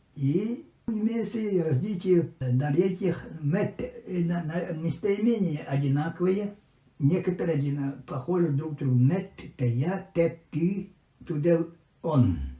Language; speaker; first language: Russian; non-native, local second language; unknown